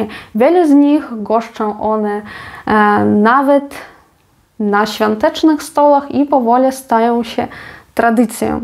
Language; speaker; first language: Polish; non-native, fluent; Ukrainian